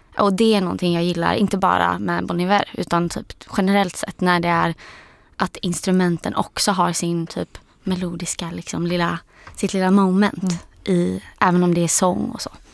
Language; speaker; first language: Swedish; native; Swedish